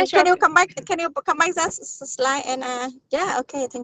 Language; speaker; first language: English; non-native, learner; Vietnamese